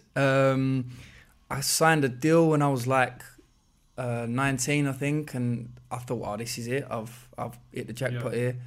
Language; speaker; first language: English; native; English